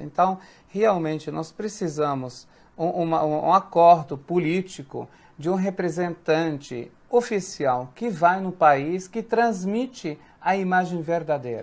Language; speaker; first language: Portuguese; non-native, fluent; Arabic